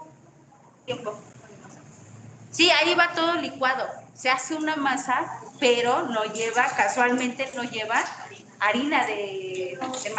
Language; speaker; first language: Spanish; native; Spanish